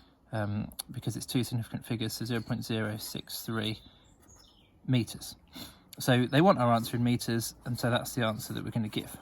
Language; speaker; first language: English; native; English